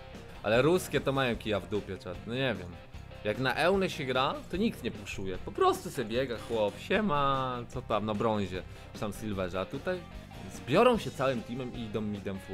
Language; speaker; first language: Polish; native; Polish